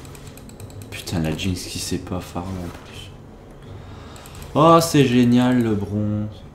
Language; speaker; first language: French; native; French